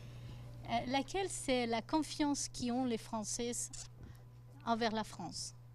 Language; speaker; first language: French; non-native, fluent; Spanish